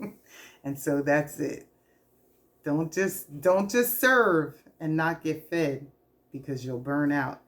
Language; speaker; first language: English; native; English